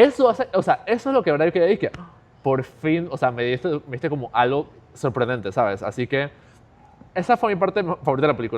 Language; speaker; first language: Spanish; native; Spanish